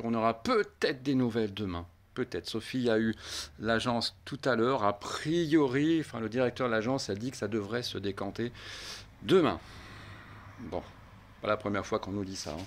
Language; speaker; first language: French; native; French